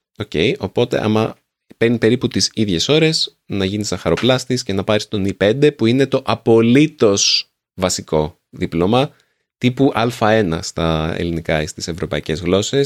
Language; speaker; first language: Greek; native; Greek